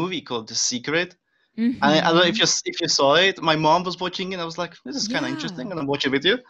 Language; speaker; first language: English; non-native, fluent; Czech